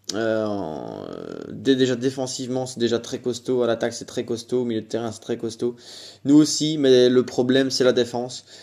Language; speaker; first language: French; native; French